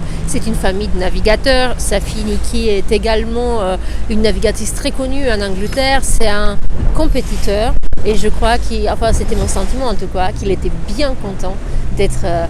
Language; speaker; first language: French; native; French